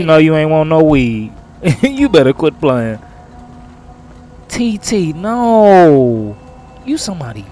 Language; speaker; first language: English; native; English